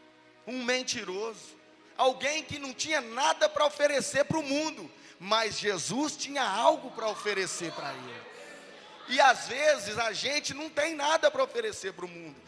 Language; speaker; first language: Portuguese; native; Portuguese